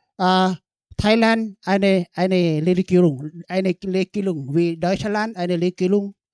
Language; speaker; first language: German; non-native, learner; Thai